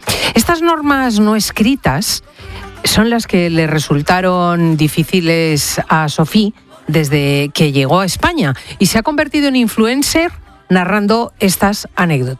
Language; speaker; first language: Spanish; native; Spanish